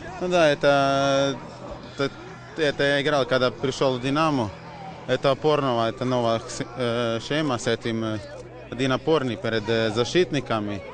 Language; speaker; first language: Russian; non-native, fluent; Croatian